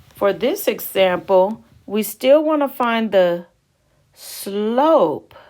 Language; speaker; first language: English; native; English